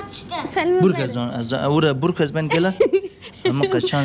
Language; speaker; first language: Persian; native; Persian